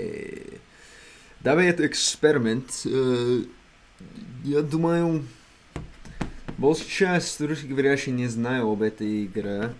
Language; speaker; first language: Russian; non-native, learner; English